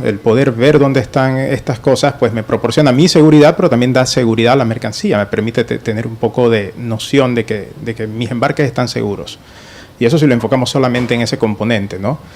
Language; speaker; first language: Spanish; native; Spanish